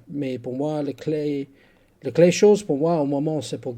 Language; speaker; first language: French; non-native, fluent; English